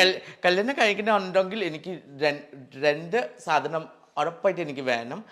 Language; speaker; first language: Malayalam; non-native, fluent; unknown